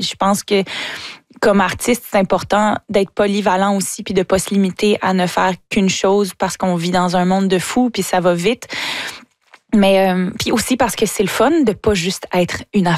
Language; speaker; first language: French; native; French